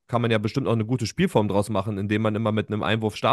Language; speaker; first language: German; native; German